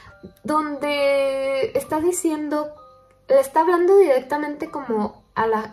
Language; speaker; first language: Spanish; native; Spanish